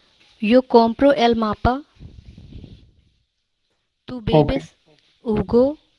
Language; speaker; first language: Spanish; non-native, learner; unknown